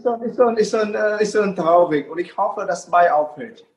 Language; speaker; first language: German; non-native, fluent; Vietnamese